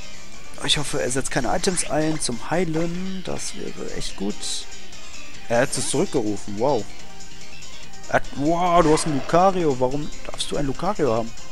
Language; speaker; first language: German; native; German